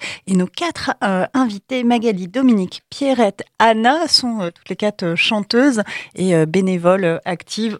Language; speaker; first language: French; native; French